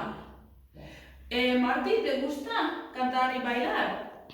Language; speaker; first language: Spanish; non-native, fluent; Estonian